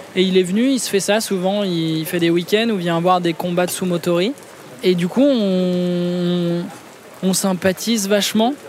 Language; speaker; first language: French; native; French